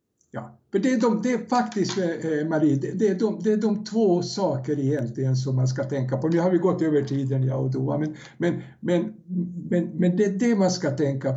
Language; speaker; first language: Swedish; non-native, fluent; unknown